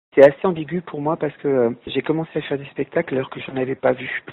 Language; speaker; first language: French; native; French